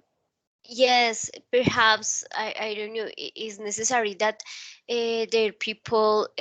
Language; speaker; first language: English; non-native, learner; Spanish